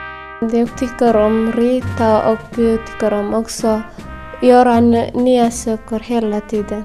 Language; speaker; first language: Swedish; non-native, learner; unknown